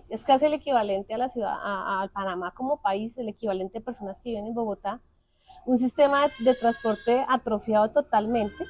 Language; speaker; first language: Spanish; native; Spanish